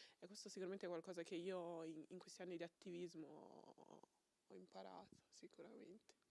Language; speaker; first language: Italian; early bilingual, other home language; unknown